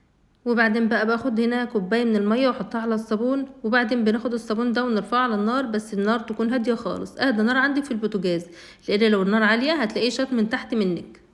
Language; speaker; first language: Arabic; native; Arabic